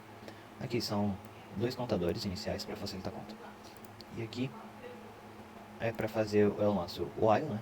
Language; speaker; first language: Portuguese; native; Portuguese